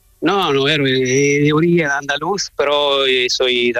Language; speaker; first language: Spanish; non-native, learner; Italian